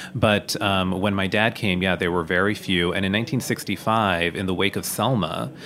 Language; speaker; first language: English; native; English